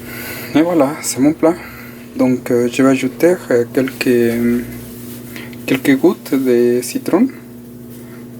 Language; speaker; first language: French; non-native, fluent; Spanish